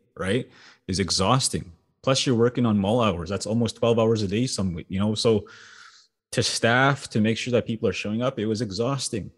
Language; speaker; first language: English; native; English